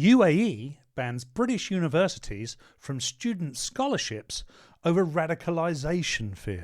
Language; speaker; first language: English; native; English